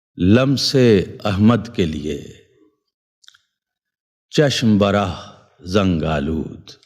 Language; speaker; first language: Urdu; native; Urdu